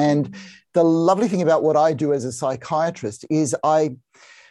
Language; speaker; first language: English; native; English